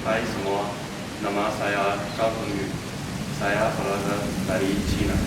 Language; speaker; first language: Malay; non-native, learner; Chinese